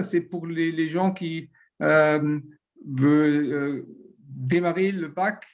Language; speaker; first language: French; non-native, learner; German